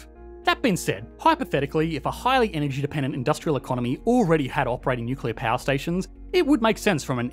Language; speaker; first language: English; native; English